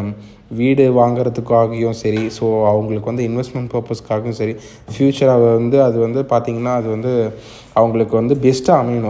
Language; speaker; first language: Tamil; native; Tamil